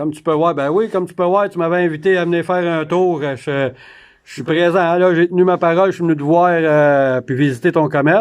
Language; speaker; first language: French; native; French